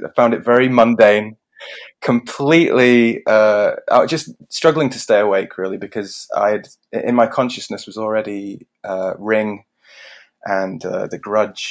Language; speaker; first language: English; native; English